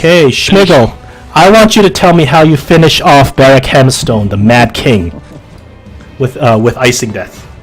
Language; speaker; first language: English; native; English